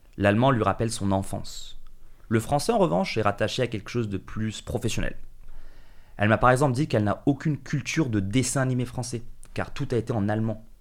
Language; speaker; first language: French; early bilingual, other home language; English